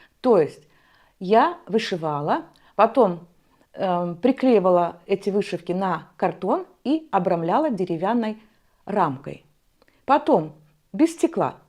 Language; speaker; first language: Russian; native; Russian